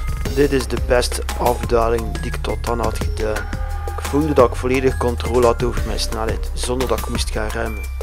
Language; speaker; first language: Dutch; native; Dutch